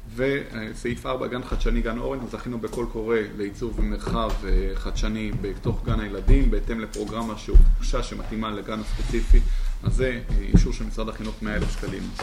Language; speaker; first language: Hebrew; native; Hebrew